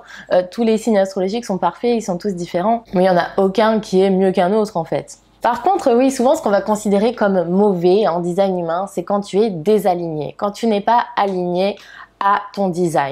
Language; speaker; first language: French; native; French